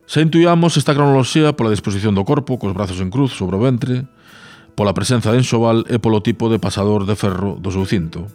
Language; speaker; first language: Galician; native; Galician